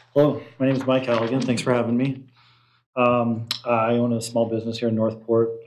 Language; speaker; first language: English; native; English